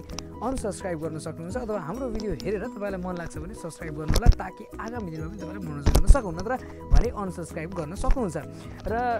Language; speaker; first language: Nepali; native; Nepali